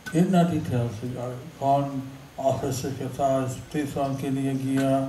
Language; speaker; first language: Hindi; non-native, learner; English